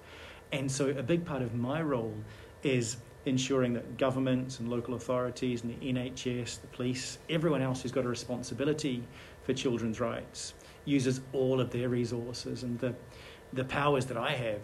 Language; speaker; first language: English; native; English